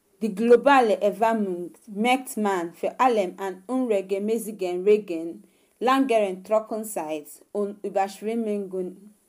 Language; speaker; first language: German; non-native, fluent; Igbo